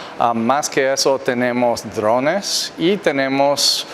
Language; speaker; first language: Spanish; non-native, fluent; English